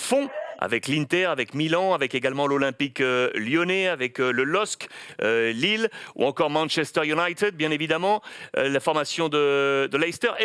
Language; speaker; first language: French; native; French